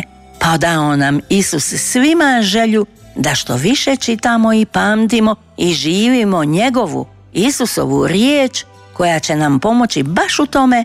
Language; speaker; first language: Croatian; native; Croatian